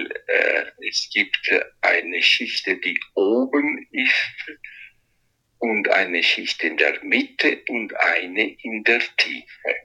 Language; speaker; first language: German; non-native, local second language; Italian